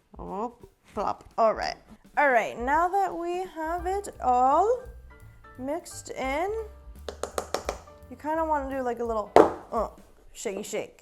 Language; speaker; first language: English; native; English